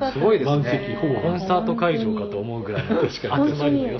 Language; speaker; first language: Japanese; native; Japanese